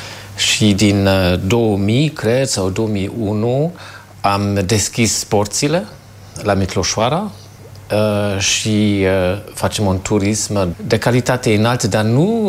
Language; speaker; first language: Romanian; non-native, fluent; German